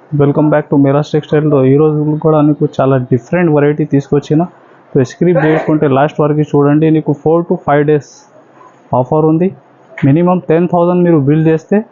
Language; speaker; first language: Telugu; non-native, local second language; Urdu